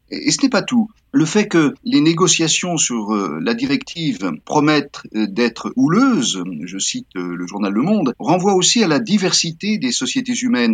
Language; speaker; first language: French; native; French